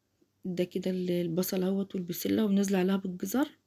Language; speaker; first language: Arabic; native; Arabic